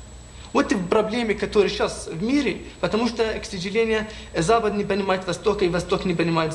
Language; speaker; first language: Russian; non-native, fluent; Arabic